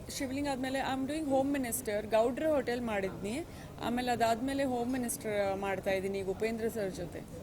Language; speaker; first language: Kannada; native; Kannada